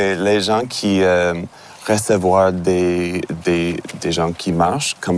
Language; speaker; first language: French; non-native, learner; English